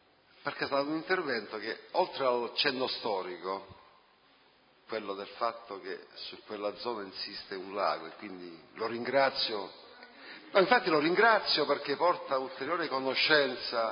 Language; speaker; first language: Italian; native; Italian